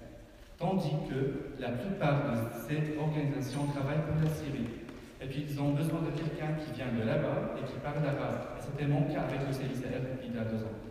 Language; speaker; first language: French; non-native, fluent; Arabic